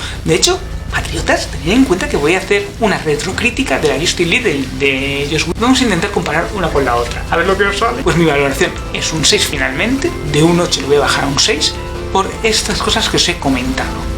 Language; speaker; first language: Spanish; native; Spanish